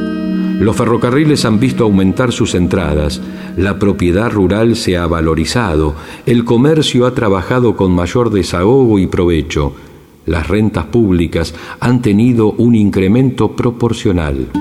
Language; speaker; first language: Spanish; native; Spanish